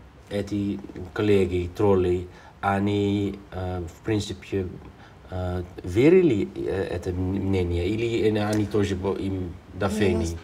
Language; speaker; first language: Russian; non-native, fluent; Dutch